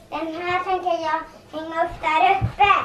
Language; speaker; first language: Swedish; early bilingual, other home language; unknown